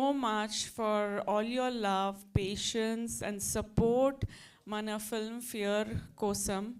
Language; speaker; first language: Telugu; non-native, fluent; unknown